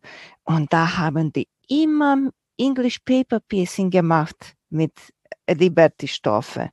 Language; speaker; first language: German; non-native, fluent; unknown